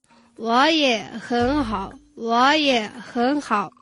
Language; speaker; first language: Chinese; non-native, fluent; Mongolian